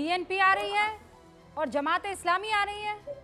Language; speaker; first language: Hindi; native; Hindi